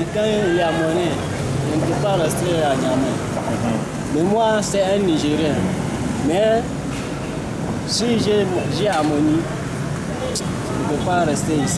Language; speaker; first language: French; non-native, learner; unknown